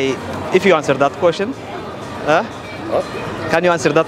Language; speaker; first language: English; non-native, learner; Tigrinya